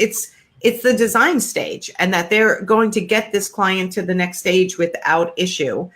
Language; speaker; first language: English; native; English